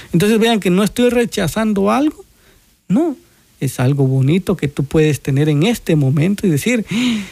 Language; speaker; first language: Spanish; native; Spanish